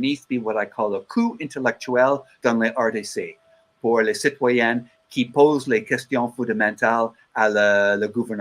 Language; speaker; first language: French; non-native, learner; English